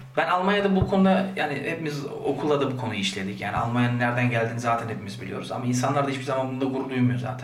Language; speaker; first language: Turkish; early bilingual, heritage; Turkish